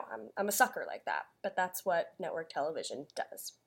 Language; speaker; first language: English; native; English